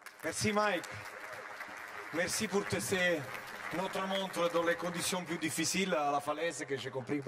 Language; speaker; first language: French; non-native, learner; Italian